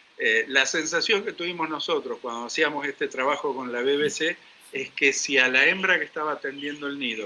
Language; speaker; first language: Spanish; native; Spanish